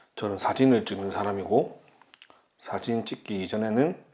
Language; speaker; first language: Korean; native; Korean